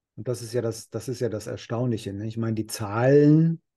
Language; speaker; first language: German; non-native, fluent; Spanish